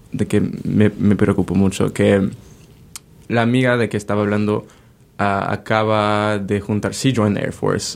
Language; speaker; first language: Spanish; non-native, fluent; English